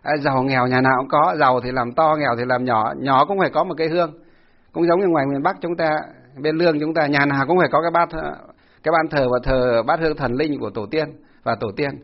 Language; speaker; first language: Vietnamese; non-native, local second language; Muong